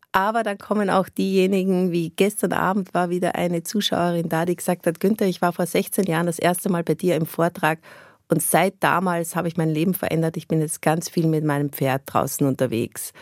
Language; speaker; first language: German; native; German